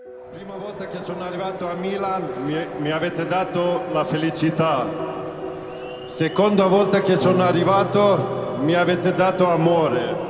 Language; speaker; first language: Italian; non-native, fluent; Swedish